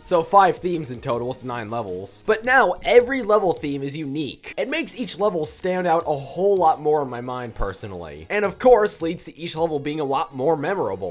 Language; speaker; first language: English; native; English